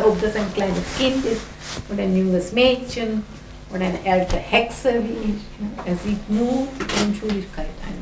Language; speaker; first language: German; non-native, fluent; Gujarati